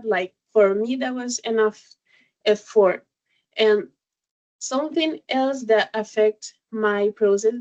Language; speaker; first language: English; non-native, learner; Spanish